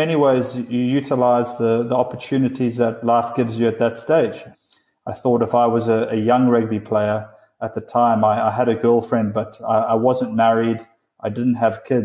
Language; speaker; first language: English; native; English